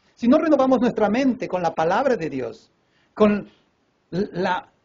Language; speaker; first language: Spanish; native; Spanish